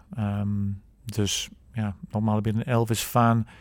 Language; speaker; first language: Dutch; non-native, fluent; English